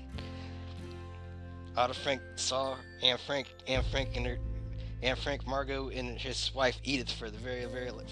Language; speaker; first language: English; native; English